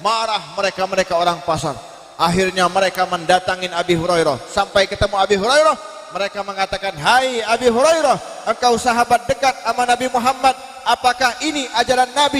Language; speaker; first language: Indonesian; native; Indonesian